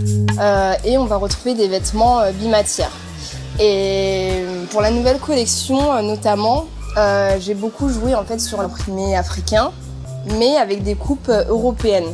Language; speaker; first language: French; native; French